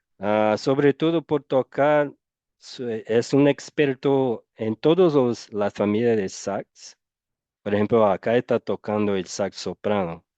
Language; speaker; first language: Spanish; non-native, fluent; Portuguese